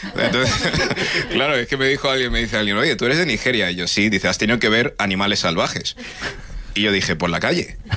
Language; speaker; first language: Spanish; early bilingual, other home language; English